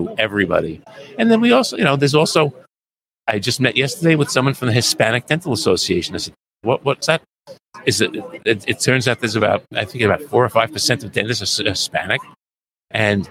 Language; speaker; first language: English; native; English